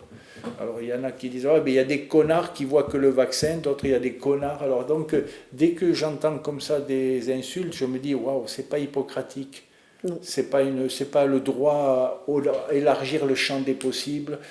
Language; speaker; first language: French; native; French